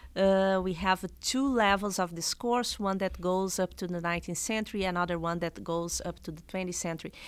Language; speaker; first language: English; non-native, fluent; Portuguese